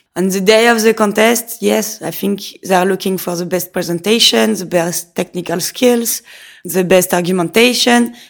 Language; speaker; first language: English; non-native, fluent; French